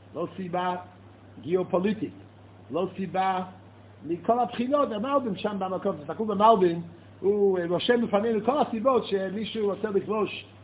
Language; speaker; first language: Hebrew; non-native, fluent; English